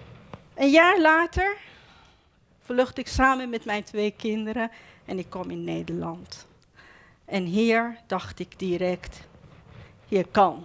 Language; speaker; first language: Dutch; non-native, fluent; Persian